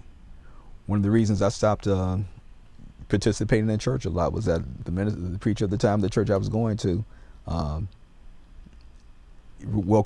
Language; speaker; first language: English; native; English